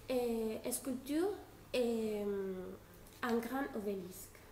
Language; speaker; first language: French; non-native, fluent; Spanish